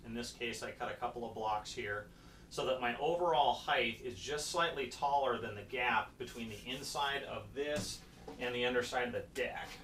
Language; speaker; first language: English; native; English